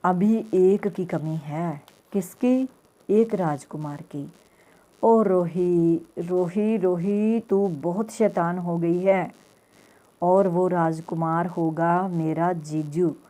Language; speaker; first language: Hindi; non-native, local second language; Punjabi